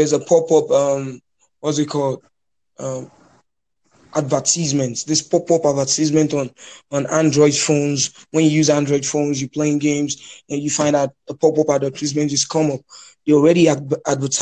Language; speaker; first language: English; non-native, local second language; Yoruba